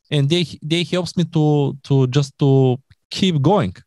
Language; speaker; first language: English; non-native, learner; Bulgarian